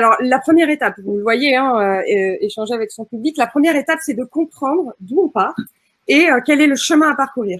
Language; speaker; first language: French; native; French